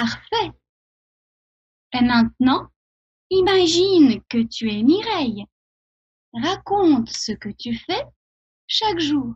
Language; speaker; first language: French; non-native, fluent; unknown